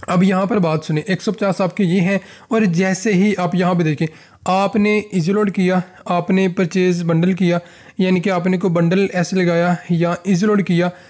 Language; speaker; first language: Urdu; native; Urdu